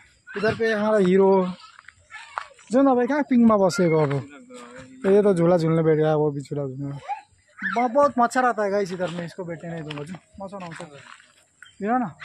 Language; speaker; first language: Hindi; non-native, local second language; Nepali